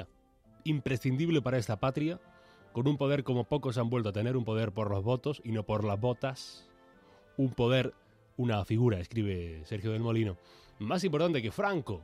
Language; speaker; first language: Spanish; native; Spanish